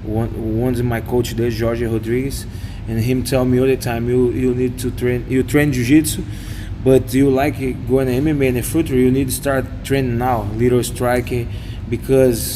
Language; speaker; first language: English; non-native, learner; Portuguese